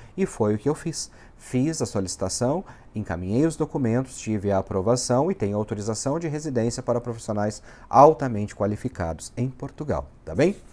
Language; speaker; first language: Portuguese; native; Portuguese